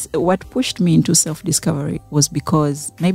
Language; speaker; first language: English; non-native, local second language; Ganda